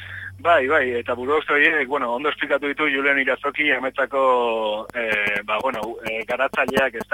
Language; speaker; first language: Basque; native; Basque